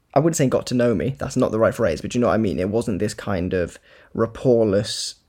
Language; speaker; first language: English; native; English